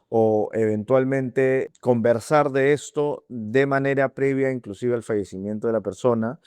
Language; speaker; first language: Spanish; native; Spanish